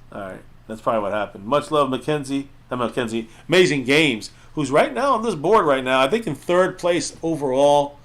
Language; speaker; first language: English; native; English